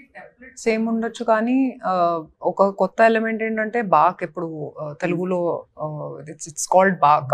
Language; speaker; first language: Telugu; non-native, fluent; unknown